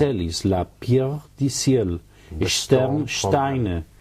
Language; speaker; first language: French; non-native, learner; Catalan